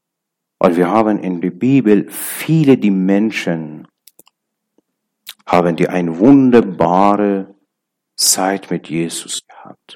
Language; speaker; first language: German; non-native, learner; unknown